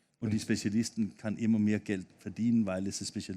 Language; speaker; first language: German; non-native, fluent; Danish